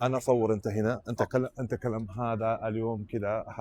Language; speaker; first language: Arabic; non-native, learner; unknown